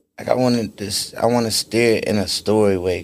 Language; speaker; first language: English; native; English